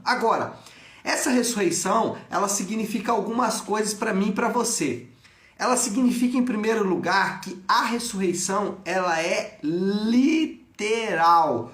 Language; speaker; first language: Portuguese; native; Portuguese